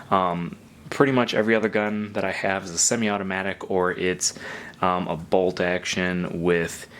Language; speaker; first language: English; native; English